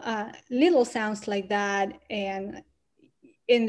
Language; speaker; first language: English; non-native, fluent; Quechua